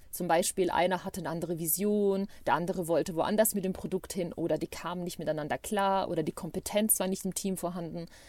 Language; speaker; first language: German; non-native, fluent; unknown